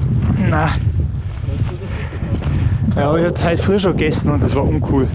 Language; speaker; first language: German; native; German